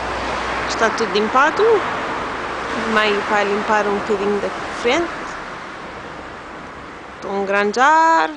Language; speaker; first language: Portuguese; early bilingual, heritage; English